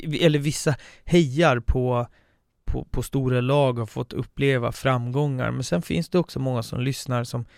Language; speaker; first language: Swedish; native; Swedish